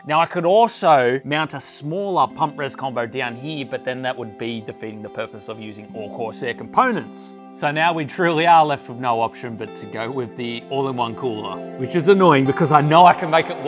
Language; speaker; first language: English; native; English